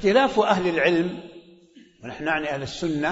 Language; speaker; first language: Arabic; native; Arabic